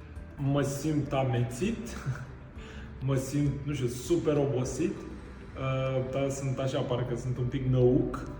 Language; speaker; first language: Romanian; native; Romanian